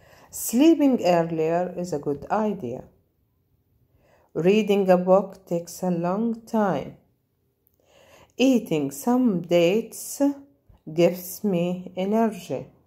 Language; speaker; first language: English; non-native, fluent; Arabic